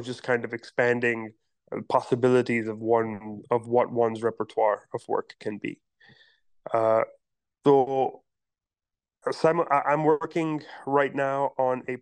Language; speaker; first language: English; non-native, local second language; Pashto